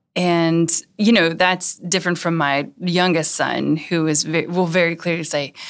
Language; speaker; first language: English; native; English